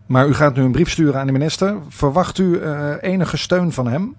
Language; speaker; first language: Dutch; native; Dutch